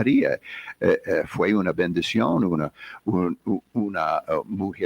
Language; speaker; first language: Spanish; non-native, fluent; English